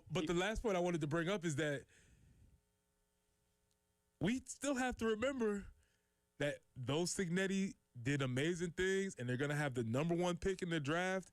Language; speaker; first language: English; native; English